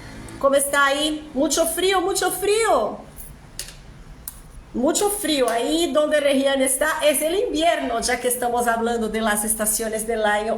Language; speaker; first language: Spanish; non-native, fluent; Portuguese